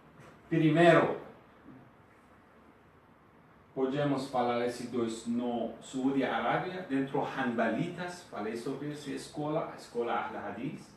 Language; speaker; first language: Portuguese; non-native, fluent; Persian